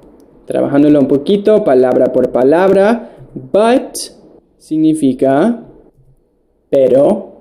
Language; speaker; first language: Spanish; non-native, fluent; English